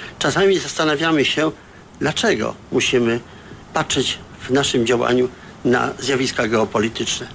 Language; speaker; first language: Polish; native; Polish